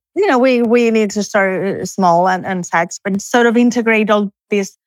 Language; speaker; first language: English; non-native, fluent; Spanish